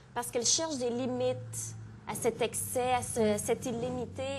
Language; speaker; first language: French; native; French